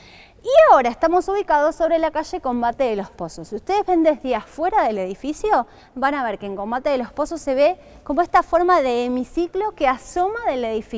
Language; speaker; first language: Spanish; native; Spanish